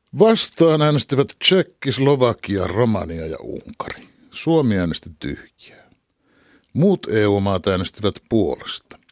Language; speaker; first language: Finnish; native; Finnish